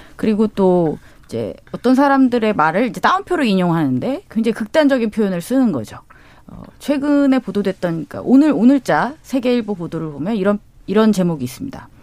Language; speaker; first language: Korean; native; Korean